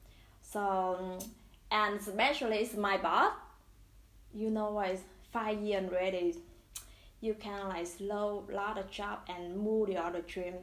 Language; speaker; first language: English; non-native, learner; Vietnamese